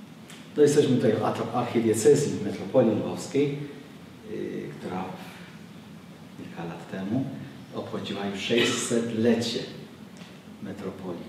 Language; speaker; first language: Polish; native; Polish